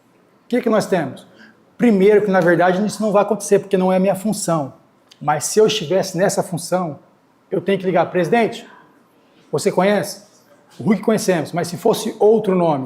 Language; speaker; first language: Portuguese; native; Portuguese